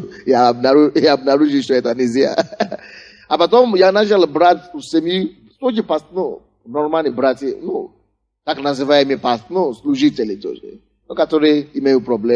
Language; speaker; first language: Russian; non-native, fluent; Yoruba